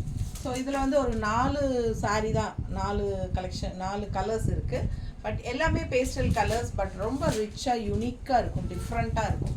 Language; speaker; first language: Tamil; native; Tamil